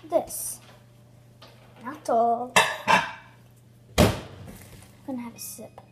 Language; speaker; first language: English; native; English